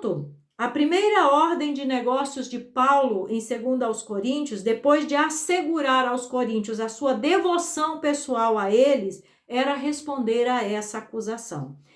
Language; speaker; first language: Portuguese; native; Portuguese